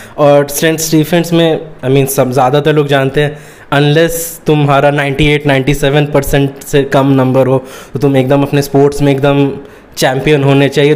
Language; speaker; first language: Hindi; native; Hindi